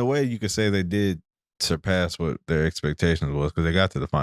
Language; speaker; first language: English; native; English